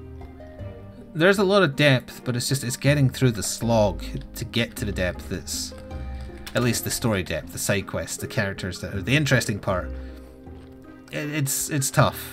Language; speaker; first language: English; native; English